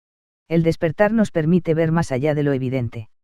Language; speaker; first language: Spanish; native; Spanish